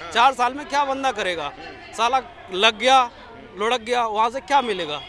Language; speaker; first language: Hindi; native; Hindi